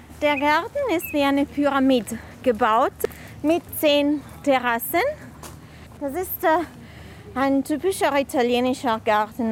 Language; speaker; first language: German; non-native, fluent; Italian